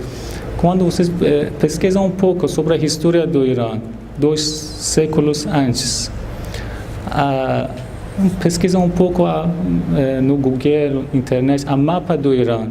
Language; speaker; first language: Portuguese; non-native, fluent; Persian